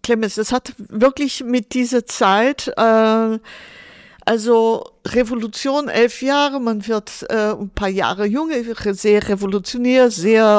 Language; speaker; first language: German; non-native, fluent; Portuguese